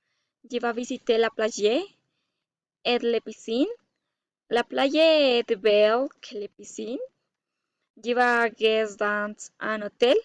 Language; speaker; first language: French; non-native, learner; Spanish